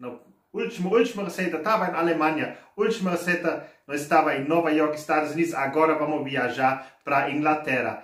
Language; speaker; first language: Portuguese; non-native, learner; German